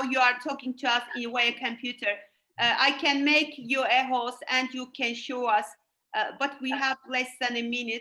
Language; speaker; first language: English; non-native, fluent; Azerbaijani